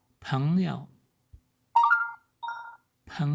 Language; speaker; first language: Chinese; non-native, learner; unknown